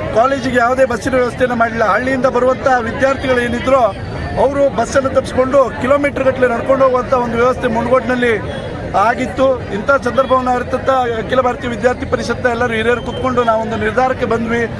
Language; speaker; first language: Kannada; native; Kannada